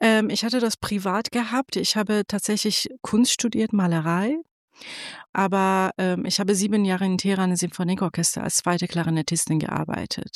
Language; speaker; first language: German; non-native, fluent; Persian